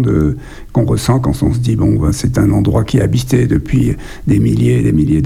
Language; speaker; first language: French; native; French